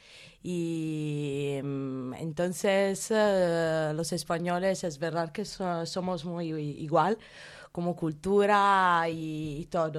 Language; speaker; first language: Spanish; non-native, learner; Italian